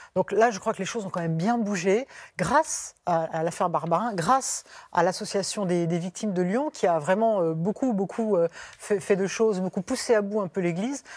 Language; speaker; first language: French; native; French